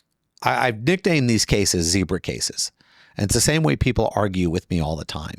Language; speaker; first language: English; native; English